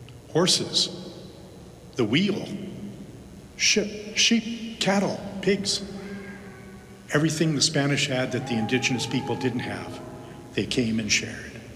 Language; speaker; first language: English; native; English